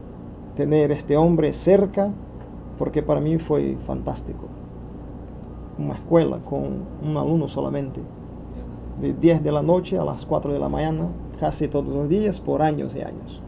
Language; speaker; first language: Spanish; non-native, fluent; Portuguese